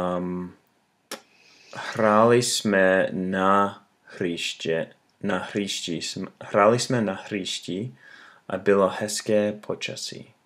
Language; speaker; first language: Czech; non-native, learner; English